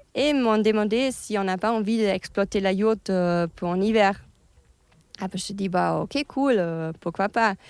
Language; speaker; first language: French; non-native, fluent; German